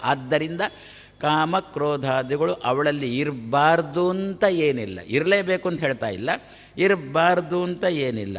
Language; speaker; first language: Kannada; non-native, local second language; Tulu